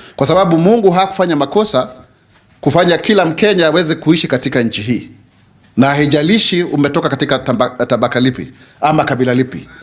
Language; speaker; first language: Swahili; non-native, local second language; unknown